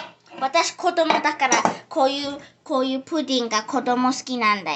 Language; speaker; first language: Japanese; early bilingual, heritage; English